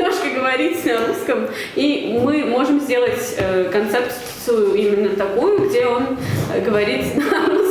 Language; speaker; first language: Russian; non-native, fluent; Armenian